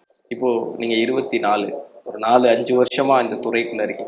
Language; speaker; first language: Tamil; native; Tamil